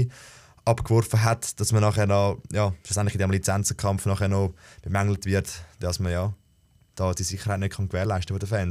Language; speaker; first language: German; native; German